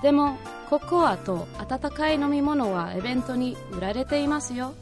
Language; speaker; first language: Japanese; non-native, learner; English